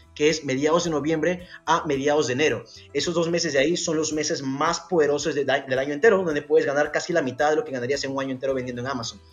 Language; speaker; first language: Spanish; native; Spanish